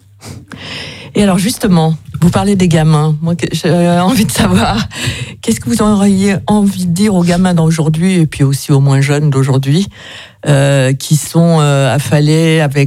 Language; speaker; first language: French; native; French